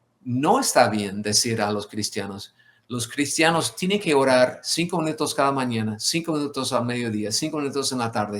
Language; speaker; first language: Spanish; non-native, fluent; English